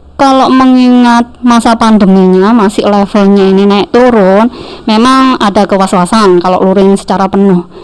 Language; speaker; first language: Indonesian; native; Indonesian